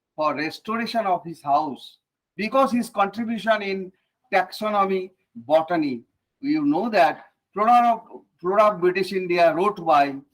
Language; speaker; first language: English; non-native, local second language; Bangla